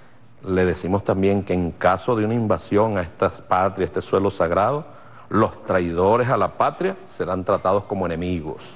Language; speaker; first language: Spanish; native; Spanish